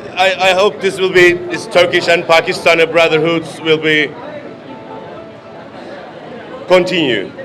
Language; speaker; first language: English; non-native, learner; Turkish